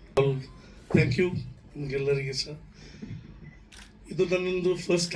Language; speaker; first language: Kannada; non-native, local second language; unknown